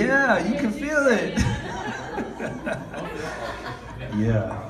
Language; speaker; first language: English; native; English